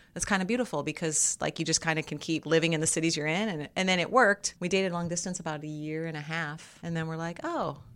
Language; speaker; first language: English; native; English